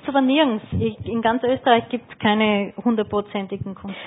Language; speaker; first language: German; native; German